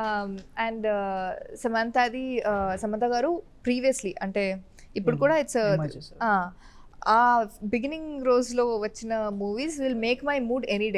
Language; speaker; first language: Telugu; non-native, local second language; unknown